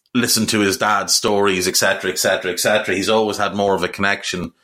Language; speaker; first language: English; native; English